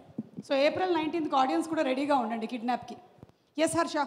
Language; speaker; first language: Telugu; native; Telugu